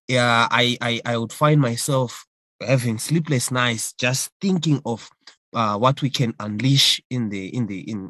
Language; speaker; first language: English; non-native, local second language; Shona